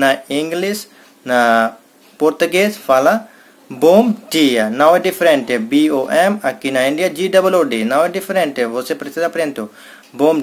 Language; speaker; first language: Portuguese; non-native, learner; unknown